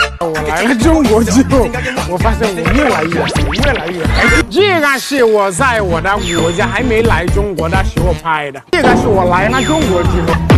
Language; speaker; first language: Chinese; non-native, fluent; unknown